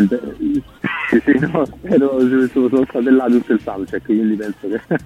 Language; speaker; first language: Italian; native; Italian